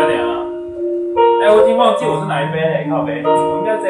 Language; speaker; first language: Chinese; native; Chinese